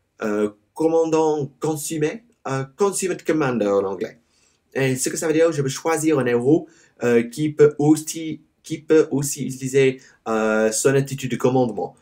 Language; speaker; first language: French; non-native, learner; English